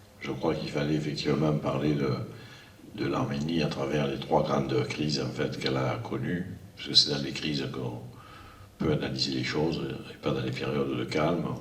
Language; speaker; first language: French; native; French